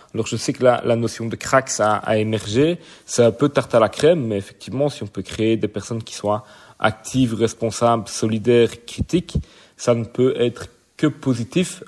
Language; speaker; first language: French; native; French